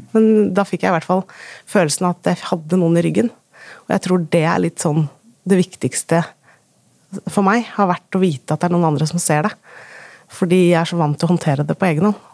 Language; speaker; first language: Norwegian; native; Norwegian